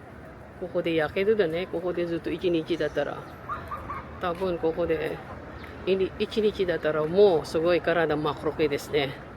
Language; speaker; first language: Japanese; non-native, learner; Filipino